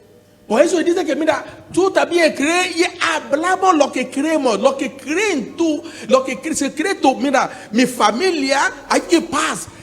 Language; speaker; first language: Spanish; non-native, learner; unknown